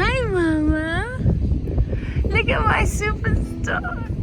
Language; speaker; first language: English; native; English